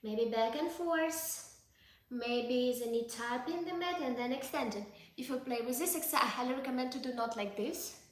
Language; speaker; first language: English; non-native, fluent; Ukrainian